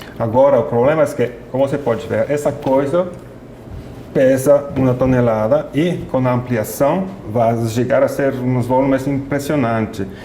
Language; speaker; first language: Portuguese; non-native, fluent; French